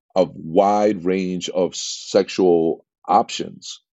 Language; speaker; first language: English; native; English